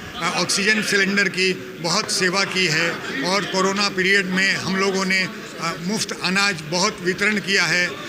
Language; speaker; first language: Hindi; native; Hindi